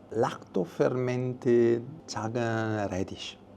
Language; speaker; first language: Korean; non-native, learner; Italian